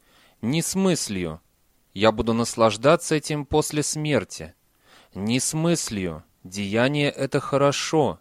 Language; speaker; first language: Russian; native; Russian